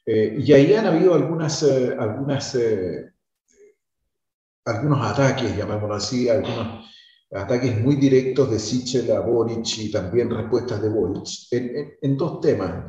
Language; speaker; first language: Spanish; native; Spanish